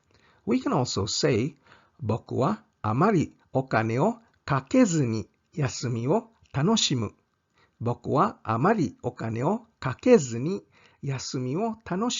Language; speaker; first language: Japanese; non-native, fluent; English